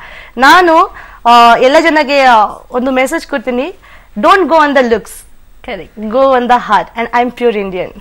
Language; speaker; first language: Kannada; non-native, local second language; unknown